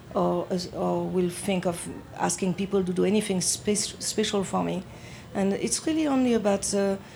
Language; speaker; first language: English; non-native, fluent; French